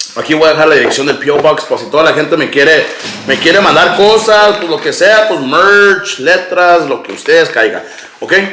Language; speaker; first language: Spanish; early bilingual, other home language; English